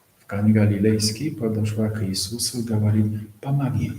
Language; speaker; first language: Russian; non-native, fluent; Polish